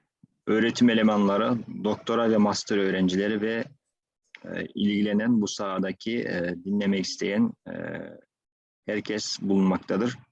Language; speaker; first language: Turkish; non-native, fluent; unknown